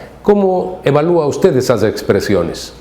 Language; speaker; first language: Spanish; native; Spanish